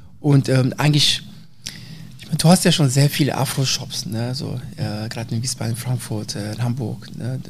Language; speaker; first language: German; early bilingual, other home language; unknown